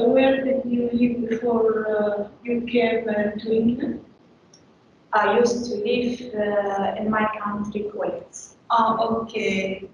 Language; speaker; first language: English; non-native, learner; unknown